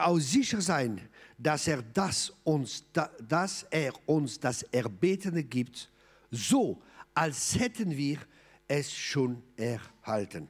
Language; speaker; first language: German; non-native, fluent; French